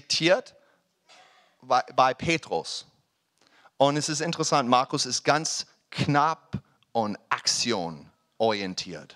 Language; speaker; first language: German; non-native, learner; English